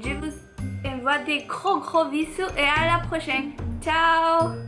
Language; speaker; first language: French; non-native, learner; Spanish